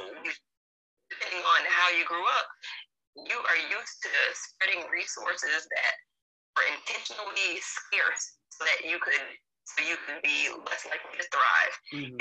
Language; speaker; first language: English; native; English